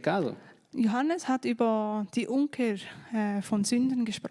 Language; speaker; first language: German; native; German